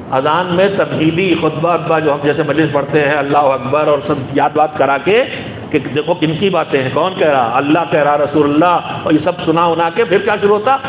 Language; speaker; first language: Urdu; native; Urdu